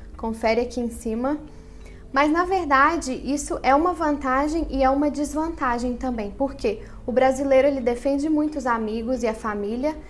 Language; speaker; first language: Portuguese; native; Portuguese